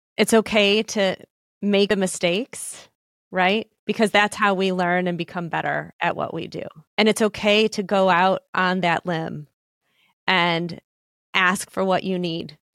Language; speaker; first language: English; native; English